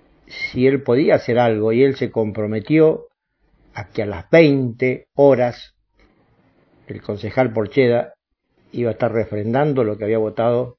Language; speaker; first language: Spanish; native; Spanish